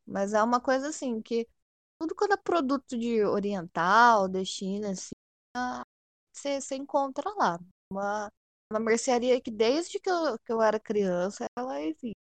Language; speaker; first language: Portuguese; native; Portuguese